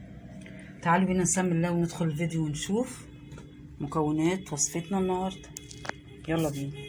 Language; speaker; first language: Arabic; native; Arabic